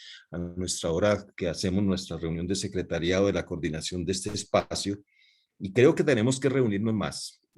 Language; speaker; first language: Spanish; native; Spanish